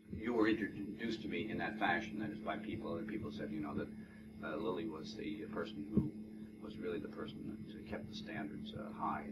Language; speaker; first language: English; native; English